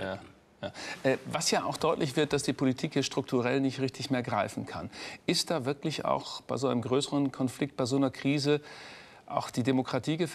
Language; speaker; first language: German; native; German